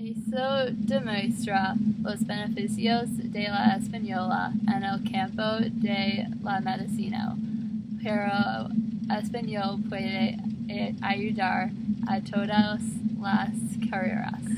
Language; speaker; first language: Spanish; non-native, learner; English